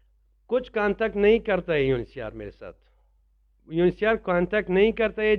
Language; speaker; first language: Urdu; non-native, learner; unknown